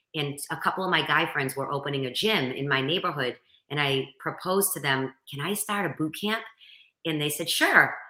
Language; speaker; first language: English; native; English